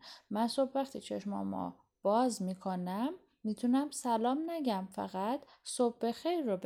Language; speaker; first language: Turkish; non-native, fluent; Persian